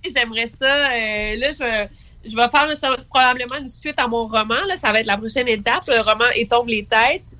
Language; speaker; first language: French; native; French